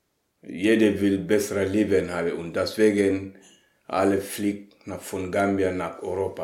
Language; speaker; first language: German; non-native, learner; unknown